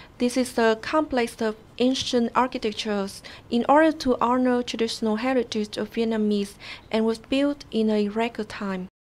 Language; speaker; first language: English; non-native, fluent; Vietnamese